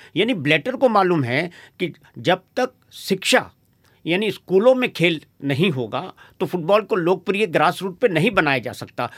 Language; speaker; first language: Hindi; native; Hindi